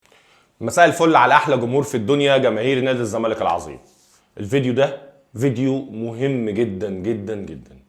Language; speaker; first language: Arabic; native; Arabic